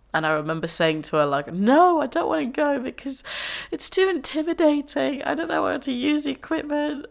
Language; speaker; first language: English; non-native, fluent; Dutch